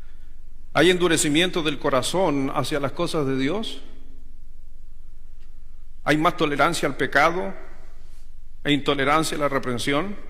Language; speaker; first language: Spanish; native; Spanish